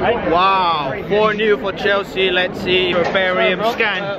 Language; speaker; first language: English; non-native, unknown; Portuguese